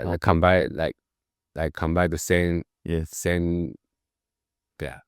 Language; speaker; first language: English; non-native, learner; Chinese